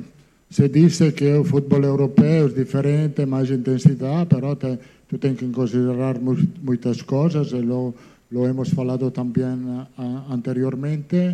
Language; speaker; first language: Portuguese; non-native, learner; Italian